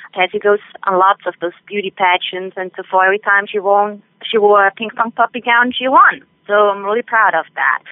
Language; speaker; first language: English; non-native, fluent; Swiss German